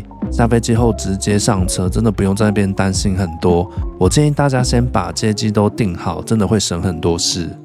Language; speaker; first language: Chinese; native; Chinese